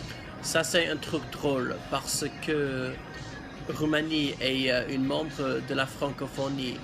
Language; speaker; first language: French; non-native, learner; English